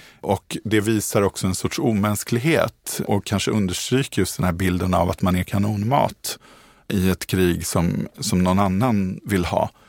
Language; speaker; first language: Swedish; native; Swedish